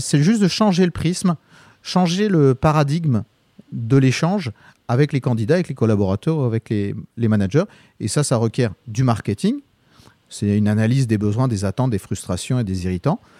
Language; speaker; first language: French; native; French